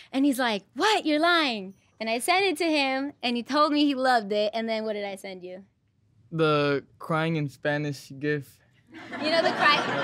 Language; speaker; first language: English; native; English